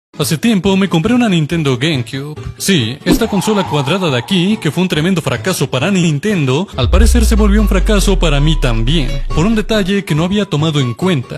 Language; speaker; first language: Spanish; native; Spanish